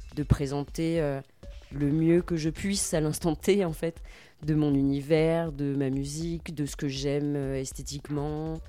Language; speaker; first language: French; native; French